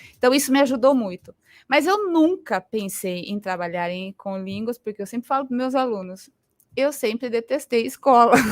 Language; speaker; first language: Portuguese; early bilingual, other home language; Spanish